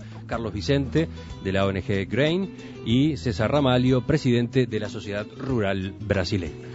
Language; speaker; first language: Spanish; native; Spanish